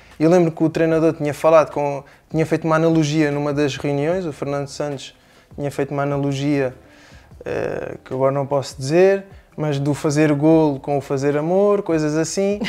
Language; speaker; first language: Portuguese; native; Portuguese